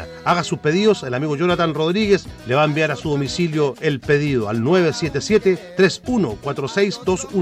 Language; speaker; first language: Spanish; native; Spanish